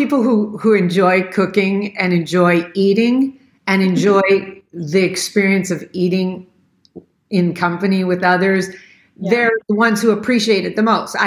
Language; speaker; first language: English; native; English